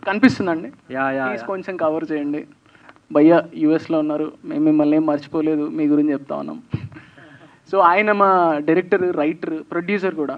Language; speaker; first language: Telugu; native; Telugu